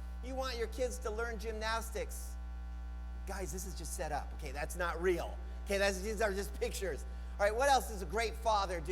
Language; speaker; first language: English; native; English